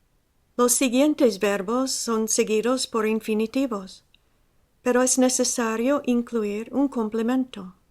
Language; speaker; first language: Spanish; non-native, fluent; English